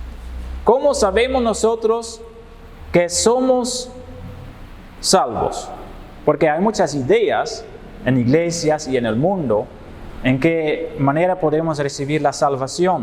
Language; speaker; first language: Spanish; non-native, fluent; Dutch